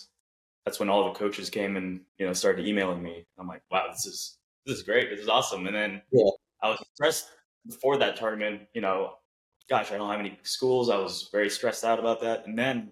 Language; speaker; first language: English; non-native, local second language; Cebuano